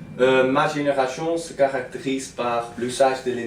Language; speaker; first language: French; non-native, learner; Dutch